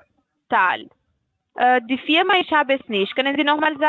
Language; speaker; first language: German; non-native, fluent; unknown